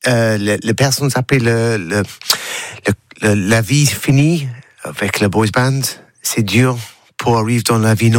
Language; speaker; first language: French; non-native, learner; English